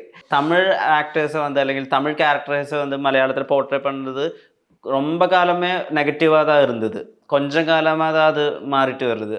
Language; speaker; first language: Tamil; non-native, fluent; Malayalam